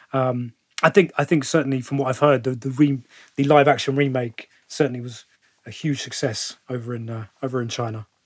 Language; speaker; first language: English; native; English